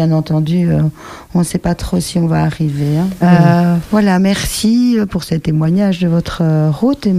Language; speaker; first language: French; native; French